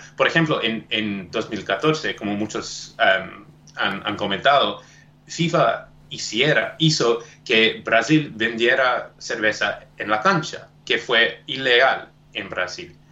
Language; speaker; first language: Spanish; non-native, fluent; English